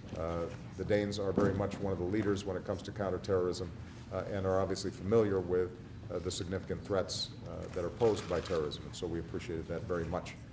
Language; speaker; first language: English; native; English